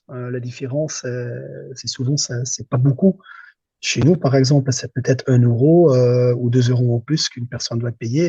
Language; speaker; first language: French; non-native, local second language; Dutch